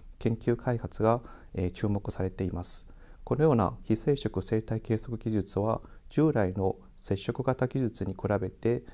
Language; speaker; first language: Japanese; non-native, fluent; Chinese